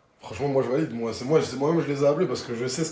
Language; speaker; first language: French; native; French